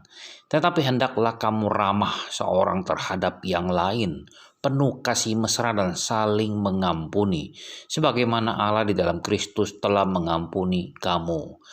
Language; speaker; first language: Indonesian; native; Indonesian